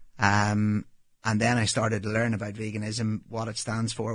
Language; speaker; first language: English; native; English